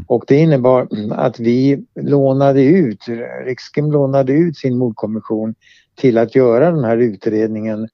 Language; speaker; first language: Swedish; native; Swedish